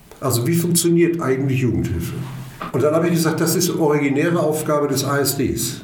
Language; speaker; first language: German; native; German